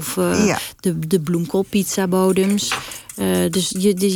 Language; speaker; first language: Dutch; native; Dutch